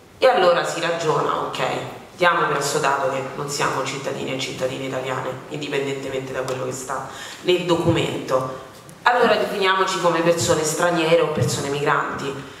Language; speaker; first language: Italian; early bilingual, other home language; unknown